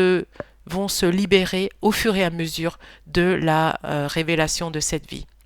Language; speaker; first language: French; native; French